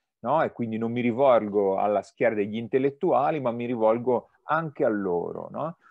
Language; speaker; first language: Italian; native; Italian